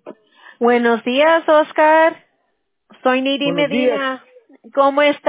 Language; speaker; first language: Spanish; non-native, local second language; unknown